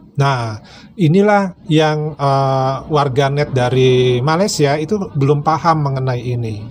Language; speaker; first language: Indonesian; native; Indonesian